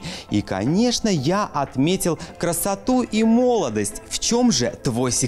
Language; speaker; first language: Russian; native; Russian